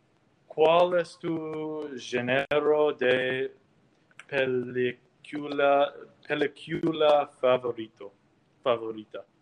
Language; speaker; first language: Spanish; non-native, learner; English